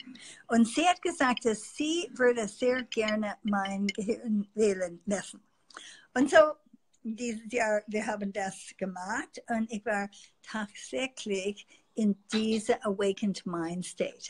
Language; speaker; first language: German; non-native, fluent; English